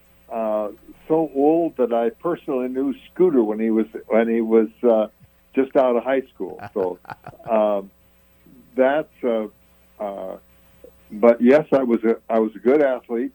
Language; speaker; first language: English; native; English